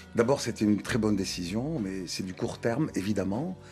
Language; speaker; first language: French; non-native, local second language; Arabic